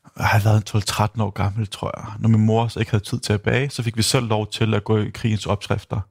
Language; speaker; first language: Danish; early bilingual, other home language; Icelandic